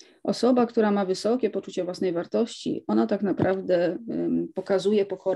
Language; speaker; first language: Polish; native; Polish